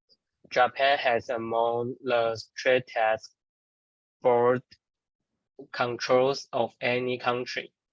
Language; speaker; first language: English; non-native, learner; Chinese